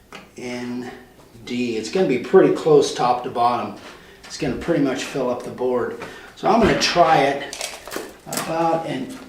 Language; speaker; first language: English; native; English